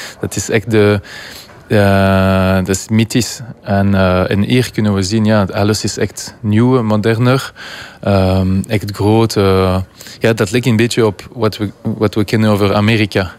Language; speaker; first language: Dutch; non-native, local second language; French